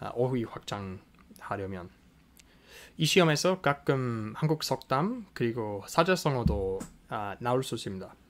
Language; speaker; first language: Korean; non-native, fluent; English